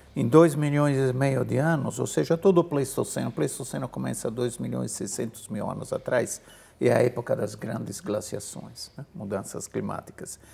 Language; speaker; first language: Portuguese; non-native, fluent; Italian